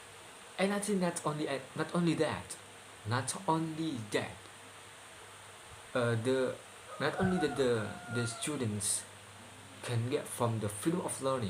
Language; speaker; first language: English; non-native, learner; Indonesian